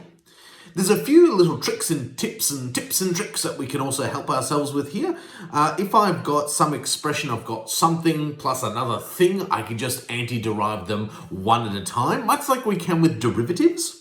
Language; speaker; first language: English; native; English